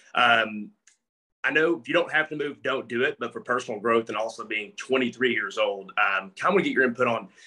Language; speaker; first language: English; native; English